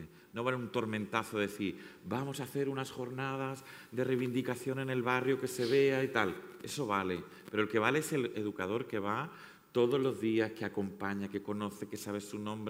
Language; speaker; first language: Spanish; native; Spanish